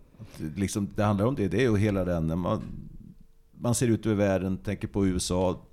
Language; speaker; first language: Swedish; native; Swedish